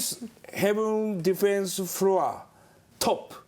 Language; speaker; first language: English; non-native, learner; Japanese